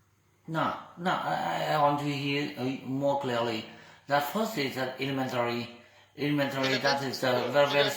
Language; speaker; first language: English; non-native, learner; Vietnamese